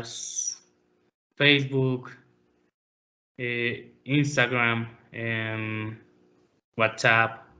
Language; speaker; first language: English; non-native, learner; Spanish